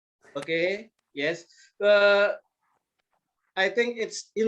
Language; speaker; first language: English; non-native, learner; Indonesian